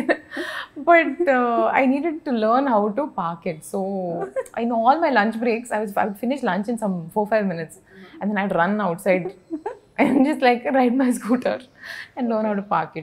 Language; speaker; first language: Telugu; non-native, learner; Kannada